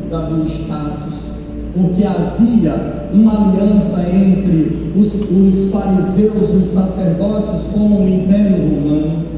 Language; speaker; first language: Portuguese; native; Portuguese